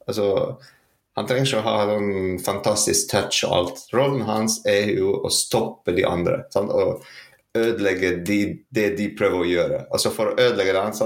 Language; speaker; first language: Norwegian; non-native, fluent; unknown